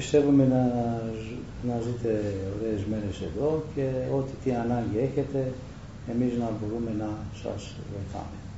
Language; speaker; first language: Greek; non-native, learner; Romanian